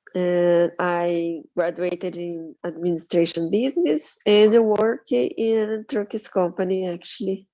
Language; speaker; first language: English; non-native, learner; Portuguese